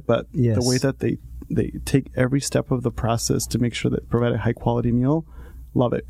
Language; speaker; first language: English; native; English